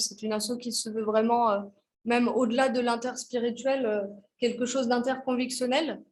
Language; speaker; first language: French; native; French